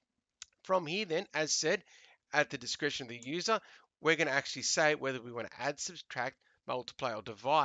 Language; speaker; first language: English; native; English